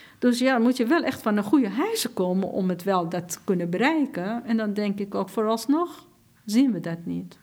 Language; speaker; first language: Dutch; non-native, fluent; Persian